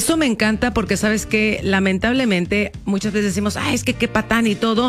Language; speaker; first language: Spanish; native; Spanish